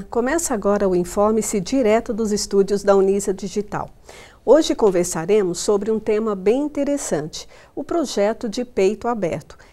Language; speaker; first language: Portuguese; native; Portuguese